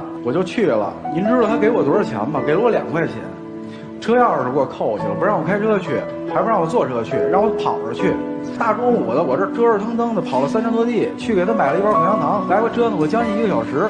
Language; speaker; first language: Chinese; native; Chinese